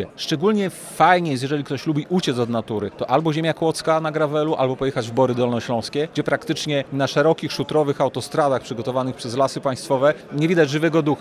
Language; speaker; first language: Polish; native; Polish